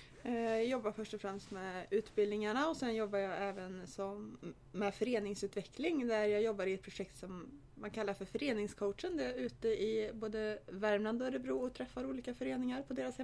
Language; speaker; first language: Swedish; native; Swedish